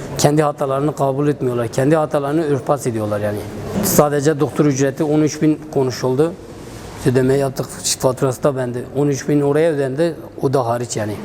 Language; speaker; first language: Turkish; non-native, local second language; Kurdish